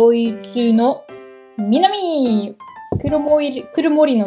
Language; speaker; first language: Japanese; non-native, learner; German